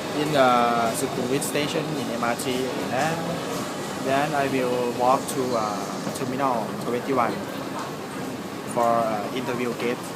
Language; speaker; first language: English; non-native, learner; Thai